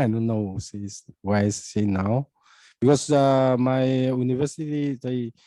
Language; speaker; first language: English; non-native, fluent; Vietnamese